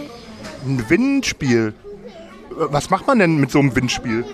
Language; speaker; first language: German; native; German